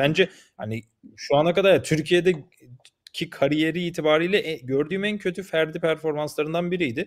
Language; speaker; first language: Turkish; native; Turkish